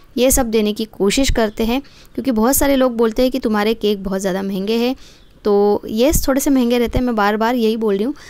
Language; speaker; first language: Hindi; non-native, local second language; Marathi